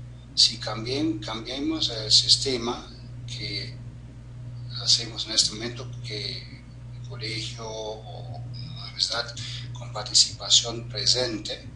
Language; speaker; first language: Spanish; non-native, fluent; German